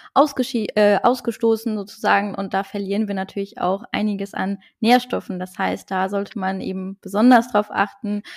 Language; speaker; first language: German; non-native, local second language; Luxembourgish